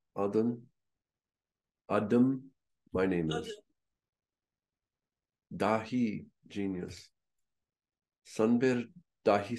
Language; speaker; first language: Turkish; non-native, learner; English